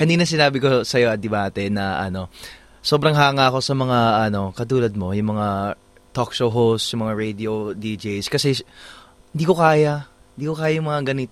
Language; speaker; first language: Filipino; non-native, fluent; English